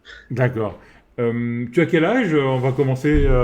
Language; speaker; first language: French; native; French